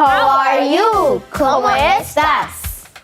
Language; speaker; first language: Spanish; non-native, learner; English